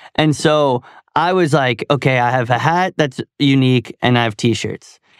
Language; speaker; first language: English; native; English